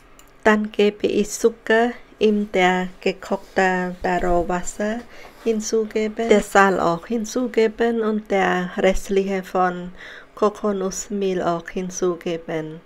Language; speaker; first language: German; non-native, learner; Khmer